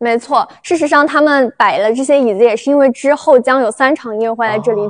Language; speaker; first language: Chinese; native; Chinese